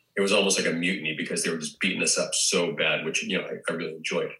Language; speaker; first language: English; native; English